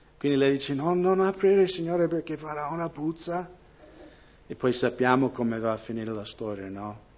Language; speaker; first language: Italian; non-native, fluent; English